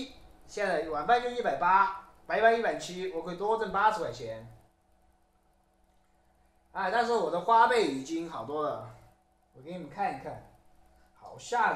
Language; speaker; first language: Chinese; native; Chinese